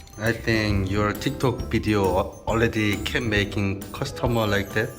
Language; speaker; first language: English; non-native, learner; Korean